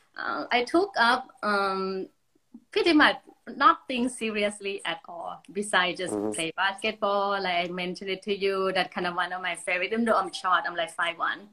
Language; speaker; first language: English; non-native, fluent; Thai